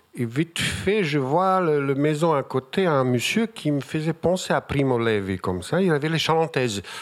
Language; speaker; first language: French; non-native, fluent; Bosnian